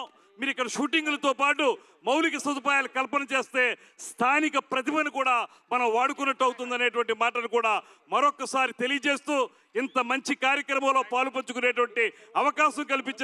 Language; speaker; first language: Telugu; native; Telugu